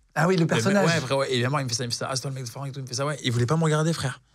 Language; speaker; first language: French; native; French